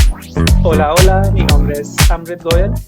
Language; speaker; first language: Spanish; non-native, fluent; Hindi